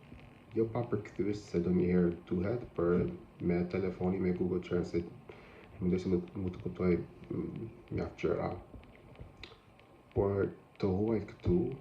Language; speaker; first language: Albanian; non-native, learner; English